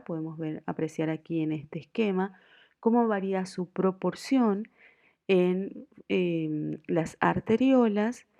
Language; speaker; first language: Spanish; native; Spanish